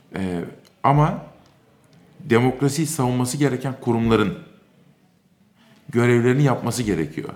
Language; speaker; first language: Turkish; native; Turkish